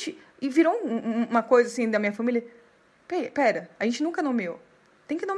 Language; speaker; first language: Portuguese; native; Portuguese